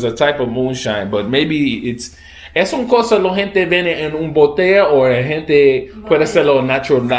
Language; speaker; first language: Spanish; non-native, learner; English